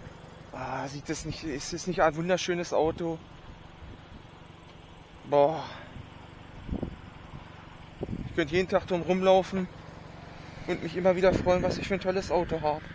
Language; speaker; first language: German; native; German